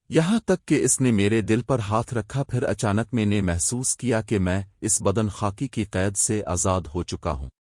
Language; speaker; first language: Urdu; native; Urdu